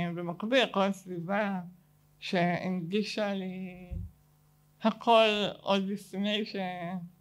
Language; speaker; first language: Hebrew; native; Hebrew